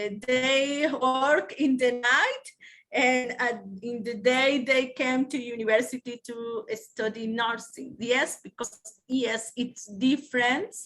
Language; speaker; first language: English; non-native, learner; Spanish